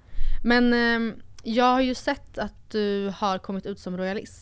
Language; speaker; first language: Swedish; native; Swedish